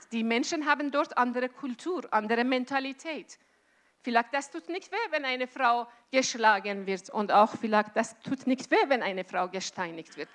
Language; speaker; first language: German; non-native, fluent; Azerbaijani